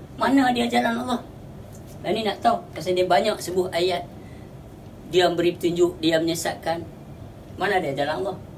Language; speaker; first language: Malay; native; Malay